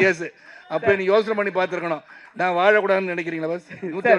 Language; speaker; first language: Tamil; native; Tamil